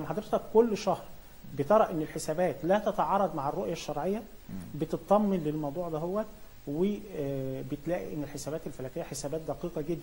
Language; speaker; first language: Arabic; native; Arabic